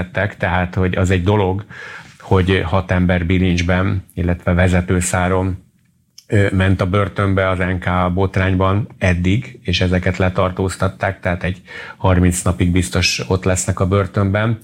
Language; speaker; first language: Hungarian; native; Hungarian